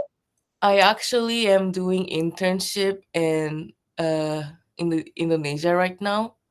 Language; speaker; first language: English; non-native, fluent; Japanese